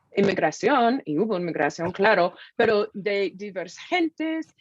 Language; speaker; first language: Spanish; non-native, fluent; English